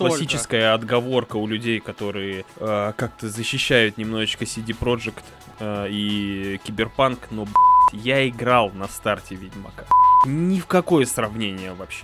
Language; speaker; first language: Russian; native; Russian